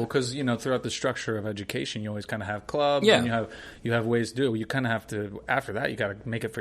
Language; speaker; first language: English; native; English